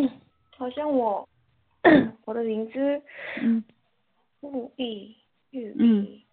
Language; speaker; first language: Chinese; non-native, learner; Korean